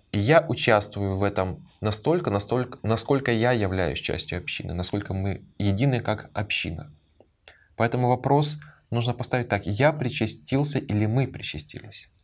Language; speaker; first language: Russian; native; Russian